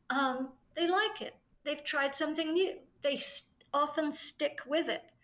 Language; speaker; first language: English; native; English